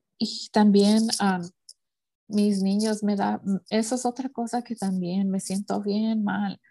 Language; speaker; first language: Spanish; early bilingual, heritage; Spanish